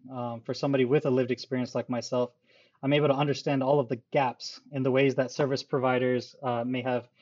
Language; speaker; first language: English; early bilingual, other home language; Urdu